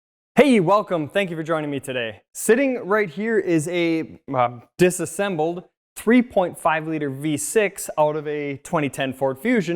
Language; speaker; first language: English; native; English